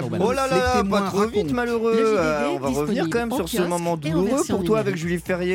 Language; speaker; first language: French; native; French